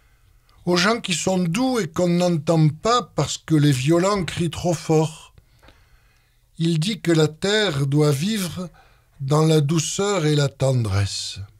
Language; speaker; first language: French; native; French